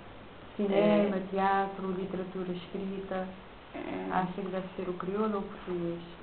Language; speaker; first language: Portuguese; non-native, local second language; Kabuverdianu